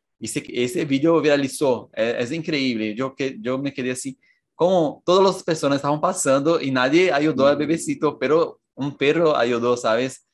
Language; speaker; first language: Spanish; non-native, fluent; Portuguese